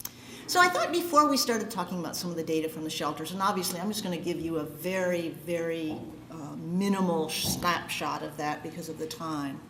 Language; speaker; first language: English; native; English